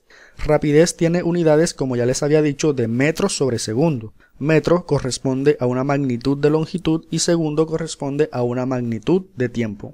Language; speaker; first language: Spanish; native; Spanish